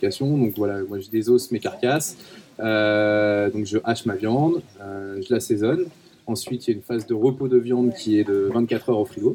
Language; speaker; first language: French; native; French